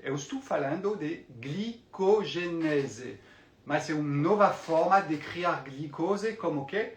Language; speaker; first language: Portuguese; non-native, fluent; French